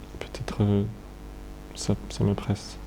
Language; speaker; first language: French; non-native, fluent; Russian